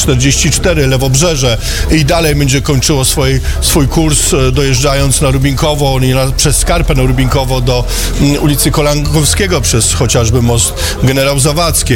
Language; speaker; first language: Polish; native; Polish